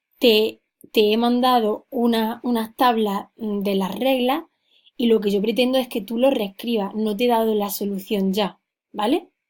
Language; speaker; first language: Spanish; native; Spanish